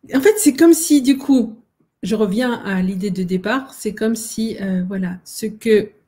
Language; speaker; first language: French; native; French